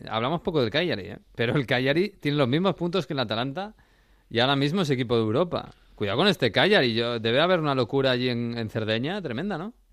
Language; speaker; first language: Spanish; native; Spanish